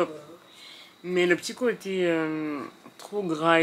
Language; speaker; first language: French; native; French